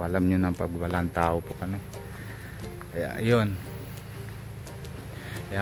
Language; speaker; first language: Filipino; non-native, local second language; Bikol